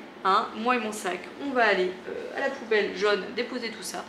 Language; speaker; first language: French; native; French